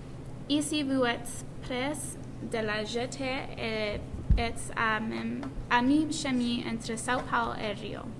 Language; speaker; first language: French; non-native, learner; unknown